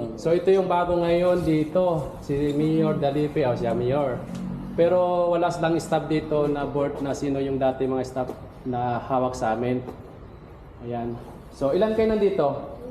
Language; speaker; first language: Filipino; non-native, local second language; Maranao